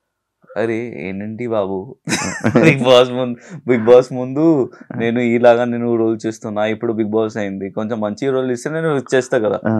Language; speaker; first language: Telugu; non-native, learner; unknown